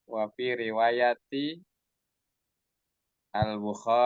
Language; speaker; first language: Arabic; non-native, learner; Indonesian